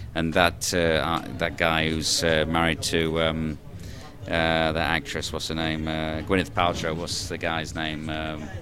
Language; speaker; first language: English; native; English